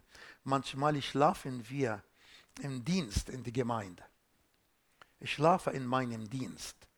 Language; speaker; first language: German; non-native, fluent; Arabic